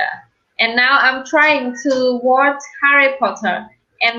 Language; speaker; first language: English; non-native, learner; Vietnamese